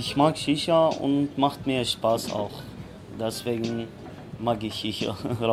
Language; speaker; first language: German; non-native, learner; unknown